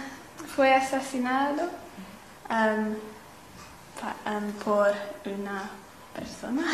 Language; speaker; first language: Spanish; non-native, learner; English